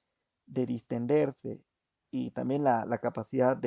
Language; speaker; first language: Spanish; native; Spanish